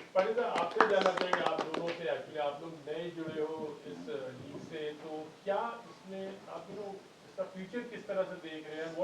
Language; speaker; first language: Hindi; native; Hindi